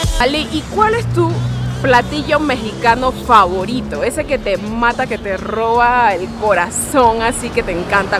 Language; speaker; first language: Spanish; native; Spanish